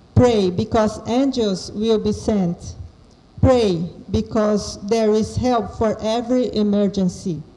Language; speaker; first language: English; non-native, fluent; Portuguese